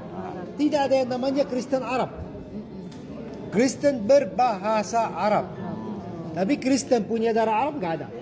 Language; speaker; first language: Indonesian; non-native, fluent; Arabic